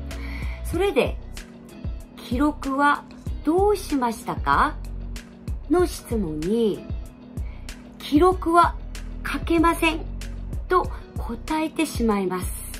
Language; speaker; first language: Japanese; non-native, fluent; Korean